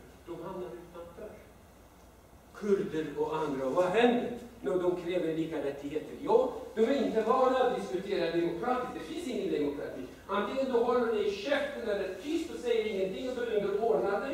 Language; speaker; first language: Swedish; non-native, fluent; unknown